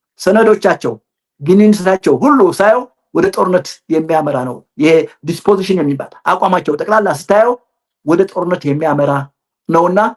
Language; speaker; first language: Amharic; non-native, local second language; Tigrinya